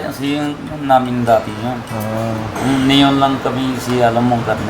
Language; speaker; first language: Filipino; non-native, learner; Punjabi